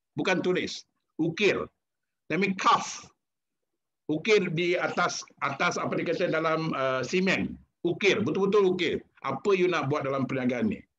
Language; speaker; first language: Malay; non-native, local second language; Tamil